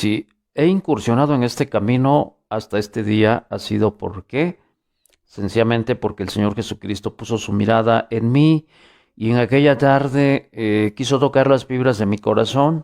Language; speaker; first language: Spanish; native; Spanish